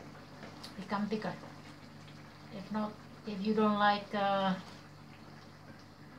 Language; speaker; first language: English; non-native, learner; Indonesian